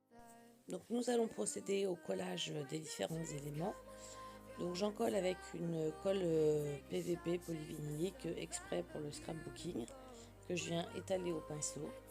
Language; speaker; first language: French; native; French